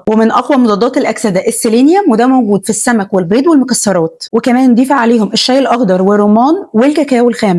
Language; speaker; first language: Arabic; native; Arabic